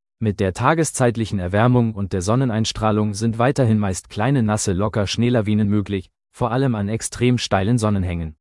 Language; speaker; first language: German; native; German